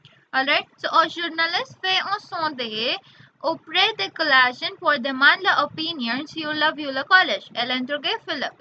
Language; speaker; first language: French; non-native, learner; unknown